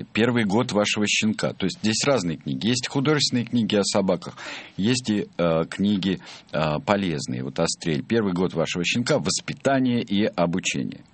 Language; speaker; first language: Russian; native; Russian